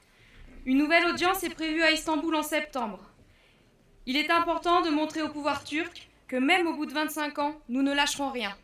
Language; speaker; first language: French; native; French